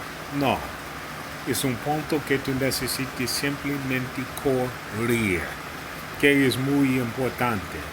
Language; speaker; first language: Spanish; non-native, learner; English